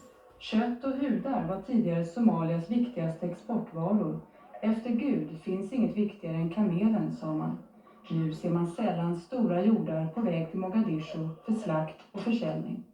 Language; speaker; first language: Swedish; native; Swedish